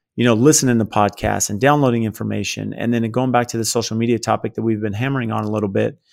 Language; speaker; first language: English; native; English